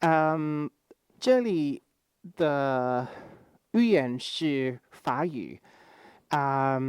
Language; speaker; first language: Chinese; non-native, fluent; English